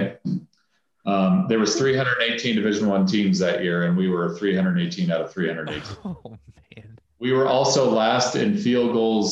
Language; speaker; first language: English; native; English